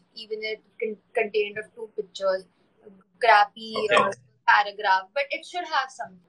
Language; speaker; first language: English; non-native, local second language; Hindi